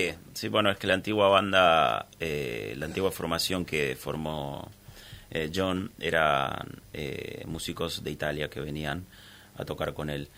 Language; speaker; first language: Spanish; native; Spanish